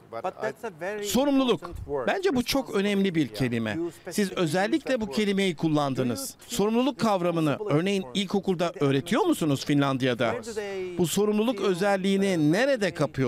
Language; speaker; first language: Turkish; native; Turkish